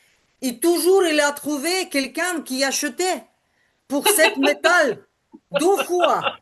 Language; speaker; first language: French; non-native, learner; Ukrainian